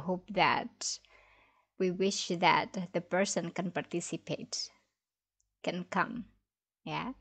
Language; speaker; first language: English; non-native, local second language; Indonesian